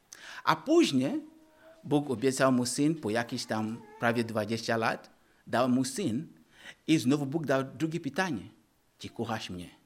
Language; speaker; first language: Polish; non-native, learner; Ukrainian